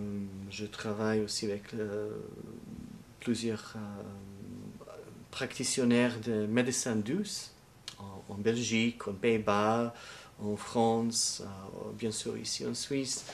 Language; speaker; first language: French; non-native, learner; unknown